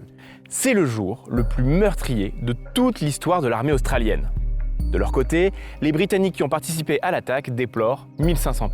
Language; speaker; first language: French; native; French